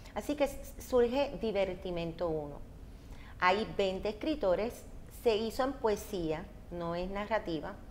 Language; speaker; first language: Spanish; native; Spanish